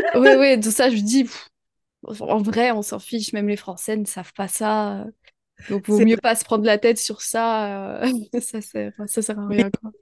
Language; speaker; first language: French; native; French